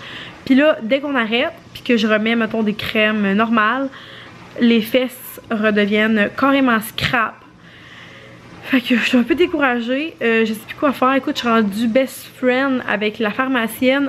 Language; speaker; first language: French; native; French